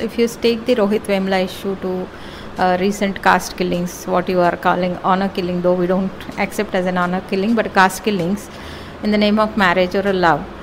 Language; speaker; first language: English; non-native, local second language; Telugu